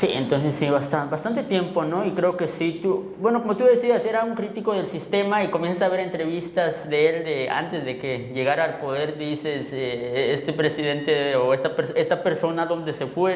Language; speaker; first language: Spanish; native; Spanish